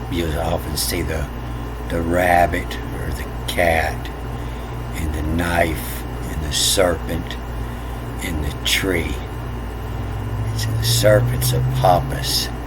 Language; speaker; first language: English; native; English